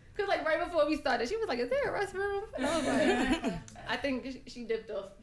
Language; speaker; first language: English; early bilingual, other home language; Spanish